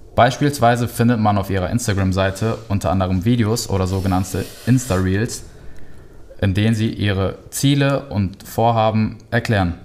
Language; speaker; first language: German; early bilingual, other home language; Spanish